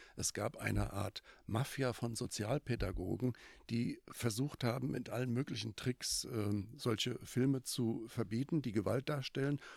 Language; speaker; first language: German; native; German